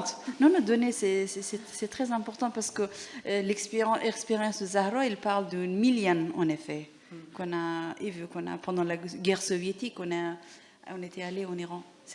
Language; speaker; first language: French; non-native, learner; Persian